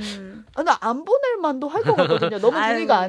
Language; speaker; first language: Korean; native; Korean